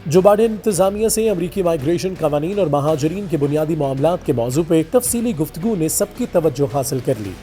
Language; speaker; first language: Urdu; native; Urdu